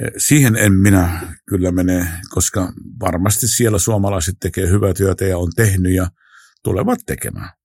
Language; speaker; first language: Finnish; non-native, fluent; Arabic